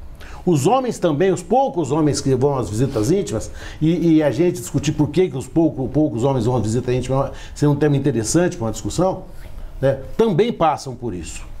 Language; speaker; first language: Portuguese; native; Portuguese